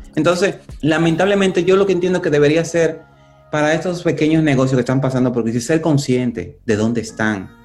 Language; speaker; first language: Spanish; native; Spanish